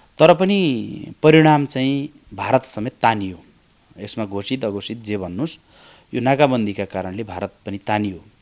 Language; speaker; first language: Nepali; native; Nepali